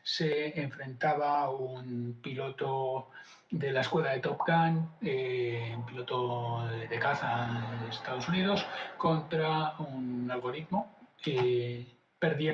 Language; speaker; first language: Spanish; native; Spanish